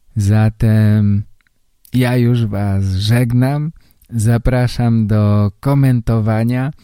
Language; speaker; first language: Polish; native; Polish